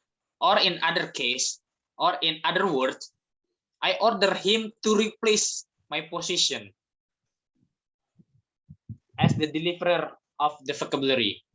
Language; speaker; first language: English; non-native, fluent; Indonesian